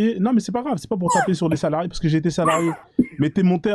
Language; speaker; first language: French; native; French